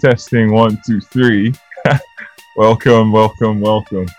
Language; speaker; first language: English; non-native, local second language; Yoruba